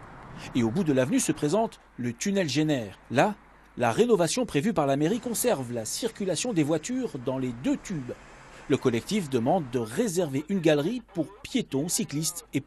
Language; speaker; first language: French; native; French